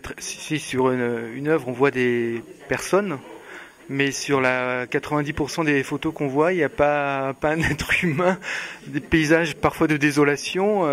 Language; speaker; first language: French; native; French